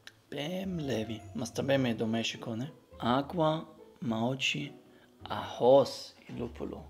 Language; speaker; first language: Portuguese; non-native, learner; German